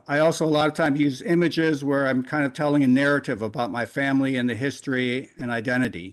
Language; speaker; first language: English; native; English